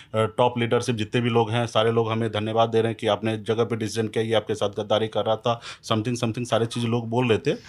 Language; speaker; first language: Hindi; native; Hindi